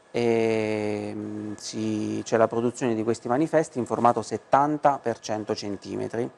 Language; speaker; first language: Italian; native; Italian